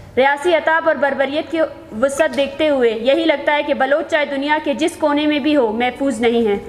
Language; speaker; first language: Urdu; non-native, local second language; Baluchi